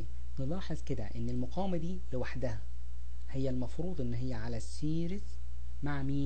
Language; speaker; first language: Arabic; native; Arabic